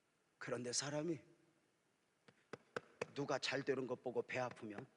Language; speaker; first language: Korean; native; Korean